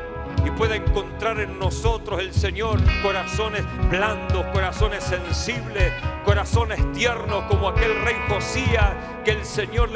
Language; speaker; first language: Spanish; native; Spanish